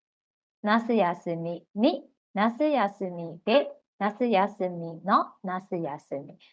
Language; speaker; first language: Japanese; non-native, fluent; Burmese